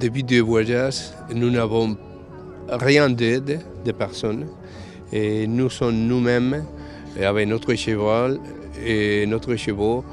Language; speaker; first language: French; non-native, fluent; Spanish